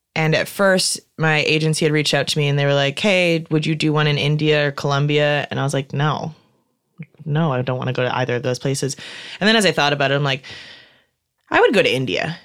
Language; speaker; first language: English; native; English